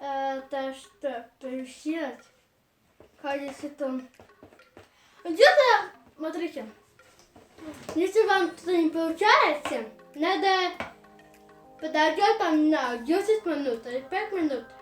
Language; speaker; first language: Russian; early bilingual, heritage; Russian